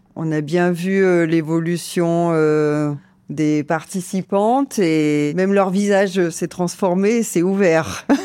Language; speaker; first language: French; native; French